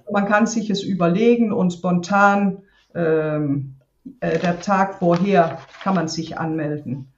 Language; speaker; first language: German; non-native, fluent; Danish